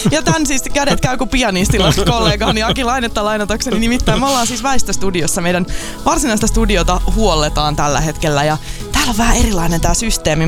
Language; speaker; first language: Finnish; native; Finnish